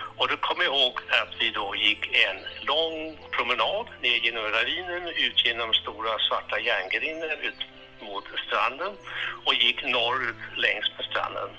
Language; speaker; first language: Swedish; early bilingual, heritage; Swedish